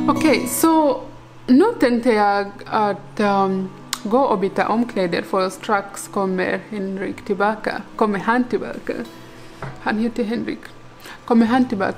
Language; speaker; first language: Swedish; non-native, learner; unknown